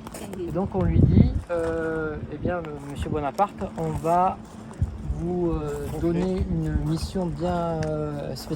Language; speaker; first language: French; native; French